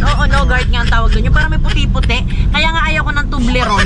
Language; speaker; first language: Filipino; native; Filipino